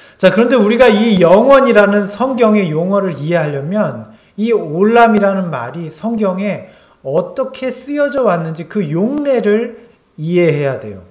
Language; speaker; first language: Korean; native; Korean